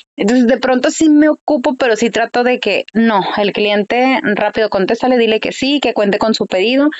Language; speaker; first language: Spanish; early bilingual, heritage; Spanish